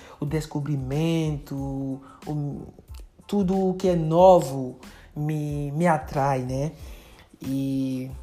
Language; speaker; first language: Portuguese; non-native, fluent; French